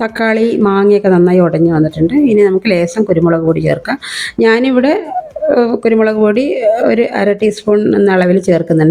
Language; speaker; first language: Malayalam; native; Malayalam